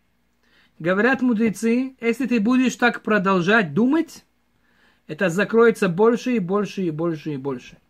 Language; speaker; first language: Russian; early bilingual, heritage; Hebrew